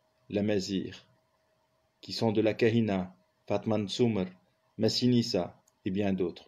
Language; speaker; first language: French; non-native, local second language; Kabyle